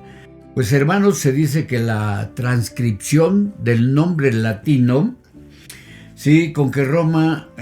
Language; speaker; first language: Spanish; native; Spanish